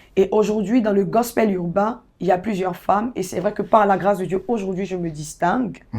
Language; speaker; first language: French; native; French